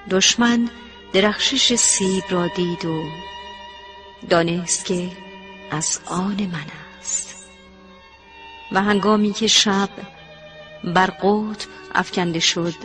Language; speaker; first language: Persian; native; Persian